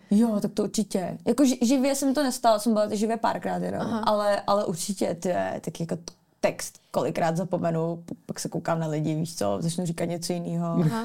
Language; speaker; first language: Czech; early bilingual, other home language; Armenian